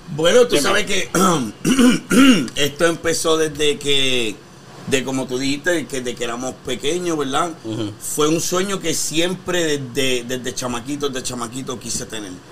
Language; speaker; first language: Spanish; native; Spanish